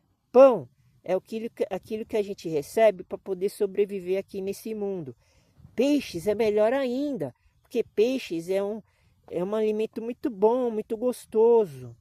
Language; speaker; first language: Portuguese; native; Portuguese